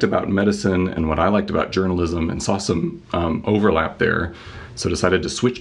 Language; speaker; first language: English; native; English